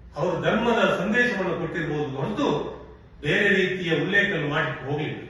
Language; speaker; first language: Kannada; non-native, local second language; Tulu